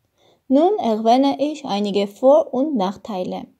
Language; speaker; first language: German; non-native, learner; Armenian